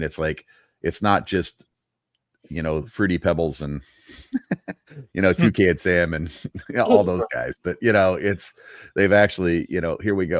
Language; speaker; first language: English; native; English